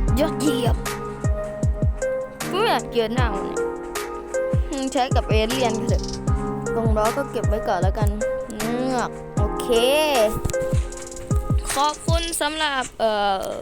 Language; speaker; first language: Thai; native; Thai